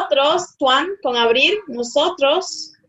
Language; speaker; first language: Spanish; non-native, fluent; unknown